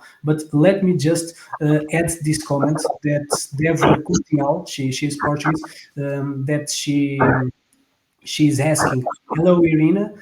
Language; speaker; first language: English; non-native, fluent; Portuguese